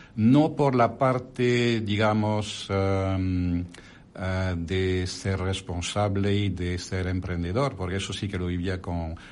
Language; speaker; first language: Spanish; non-native, fluent; French